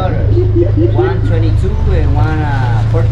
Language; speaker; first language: English; non-native, learner; Spanish